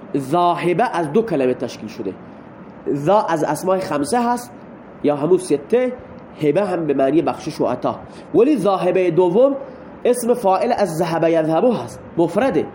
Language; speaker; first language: Persian; non-native, local second language; Baluchi